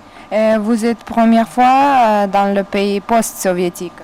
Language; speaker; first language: French; non-native, learner; Uzbek